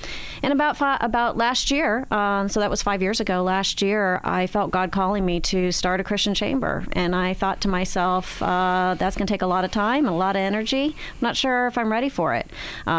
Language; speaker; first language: English; native; English